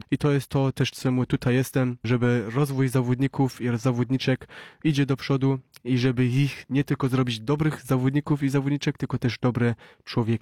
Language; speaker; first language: Polish; early bilingual, heritage; Polish